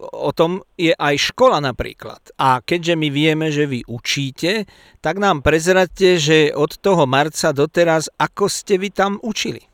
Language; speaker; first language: Slovak; native; Slovak